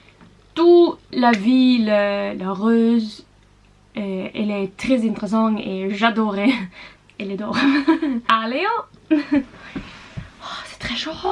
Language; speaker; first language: French; non-native, learner; Norwegian